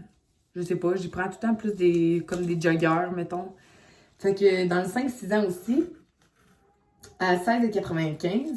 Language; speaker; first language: French; native; French